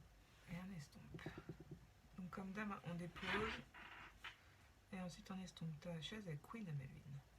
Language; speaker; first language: French; native; French